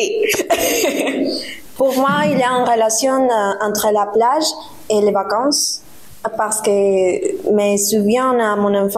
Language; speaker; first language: French; non-native, learner; Spanish